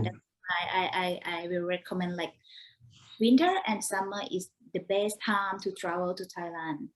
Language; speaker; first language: English; non-native, learner; Thai